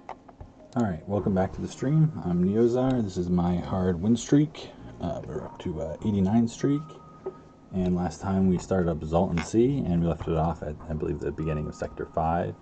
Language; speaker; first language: English; native; English